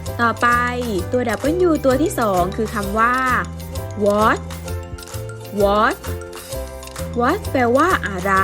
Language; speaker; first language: Thai; native; Thai